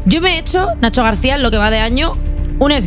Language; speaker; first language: Spanish; native; Spanish